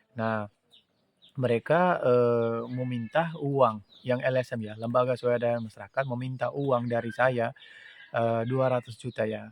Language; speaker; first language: Indonesian; non-native, fluent; Urdu